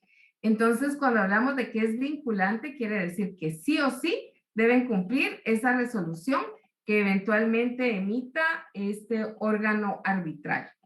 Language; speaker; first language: Spanish; native; Spanish